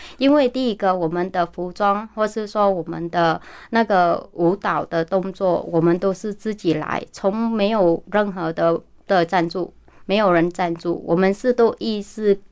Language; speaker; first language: Chinese; non-native, fluent; Vietnamese